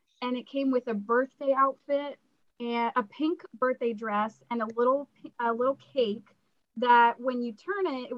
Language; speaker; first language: English; native; English